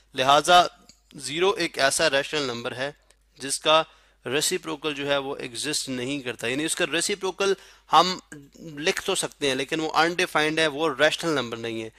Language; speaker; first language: Urdu; non-native, local second language; Pashto